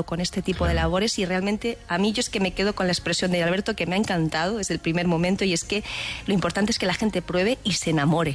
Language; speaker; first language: Spanish; native; Spanish